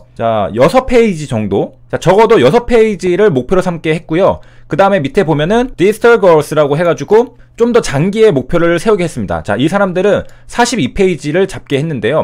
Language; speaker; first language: Korean; native; Korean